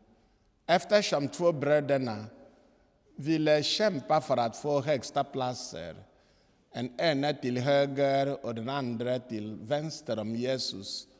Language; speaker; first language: Swedish; non-native, fluent; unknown